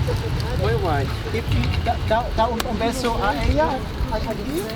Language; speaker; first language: Spanish; non-native, learner; German